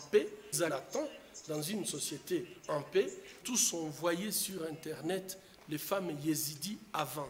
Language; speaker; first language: French; non-native, local second language; Swahili